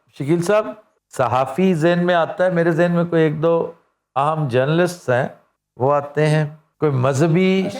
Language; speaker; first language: Urdu; non-native, local second language; Punjabi